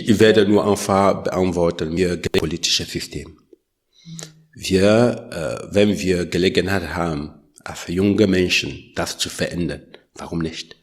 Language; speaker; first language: German; non-native, learner; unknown